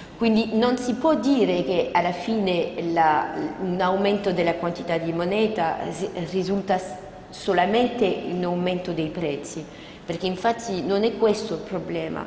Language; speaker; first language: Italian; non-native, fluent; French